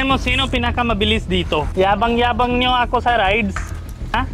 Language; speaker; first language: Filipino; non-native, learner; Punjabi